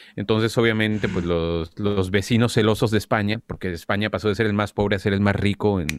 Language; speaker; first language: Spanish; native; Spanish